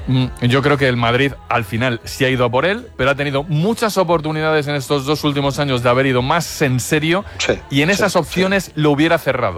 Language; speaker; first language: Spanish; native; Spanish